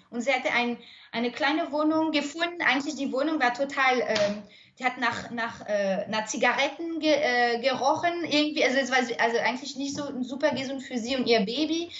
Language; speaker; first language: German; non-native, fluent; French